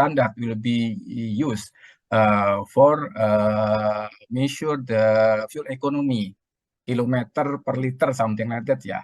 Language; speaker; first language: English; non-native, learner; Indonesian